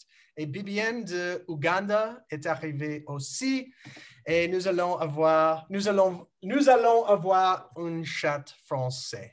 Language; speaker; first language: French; non-native, learner; English